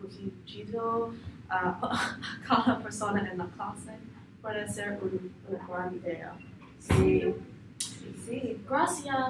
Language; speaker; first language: Spanish; non-native, learner; English